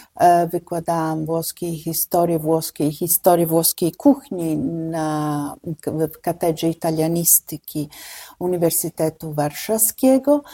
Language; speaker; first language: Polish; non-native, fluent; Italian